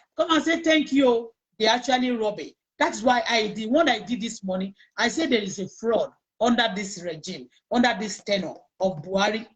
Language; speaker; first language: English; non-native, local second language; Yoruba